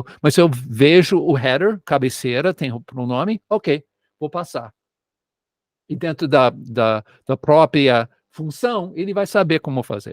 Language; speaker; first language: Portuguese; non-native, fluent; English